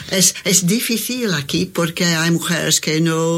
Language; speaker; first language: Spanish; non-native, learner; English